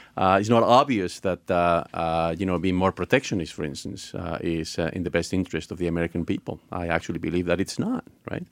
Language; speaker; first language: English; non-native, fluent; Spanish